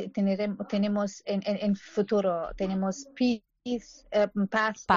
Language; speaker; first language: Spanish; non-native, learner; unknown